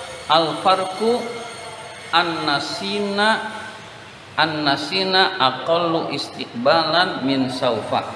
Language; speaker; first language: Arabic; non-native, fluent; Indonesian